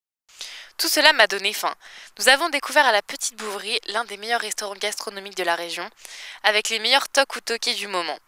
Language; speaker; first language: French; native; French